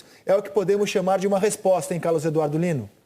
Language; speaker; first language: Portuguese; native; Portuguese